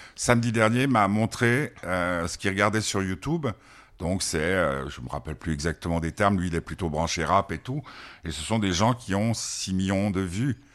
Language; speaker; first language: French; native; French